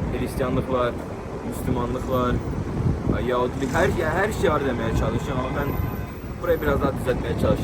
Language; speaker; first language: Turkish; early bilingual, heritage; Turkish